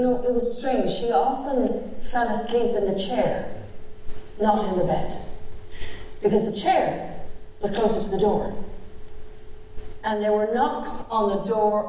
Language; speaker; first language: English; native; English